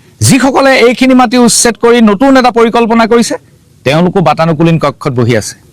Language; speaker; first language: Assamese; native; Assamese